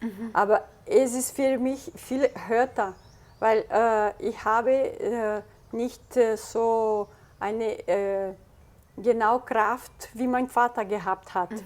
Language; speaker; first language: German; early bilingual, heritage; German